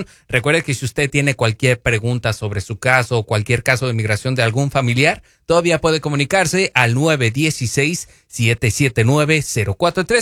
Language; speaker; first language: Spanish; native; Spanish